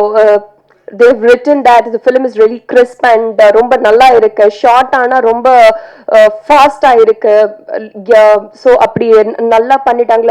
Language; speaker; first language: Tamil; non-native, learner; Telugu